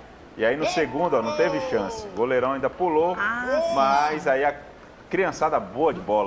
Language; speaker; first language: Portuguese; native; Portuguese